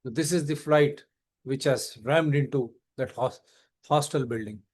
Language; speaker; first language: English; non-native, local second language; Telugu